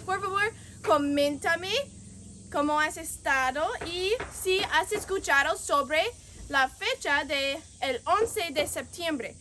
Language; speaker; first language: Spanish; non-native, fluent; English